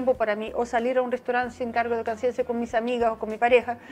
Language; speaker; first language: Spanish; non-native, fluent; Russian